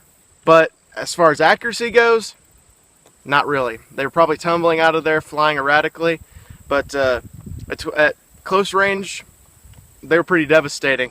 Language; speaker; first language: English; native; English